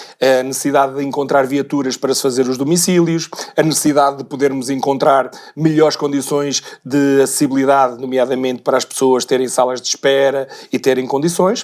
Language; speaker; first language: Portuguese; native; Portuguese